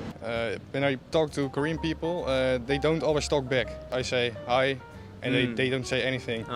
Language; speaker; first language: English; non-native, fluent; Dutch